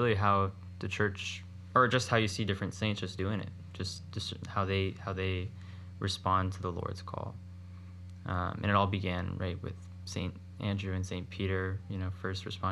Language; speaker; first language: English; native; English